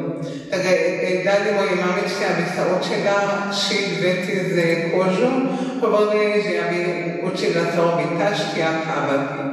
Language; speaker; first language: Slovak; early bilingual, heritage; Slovak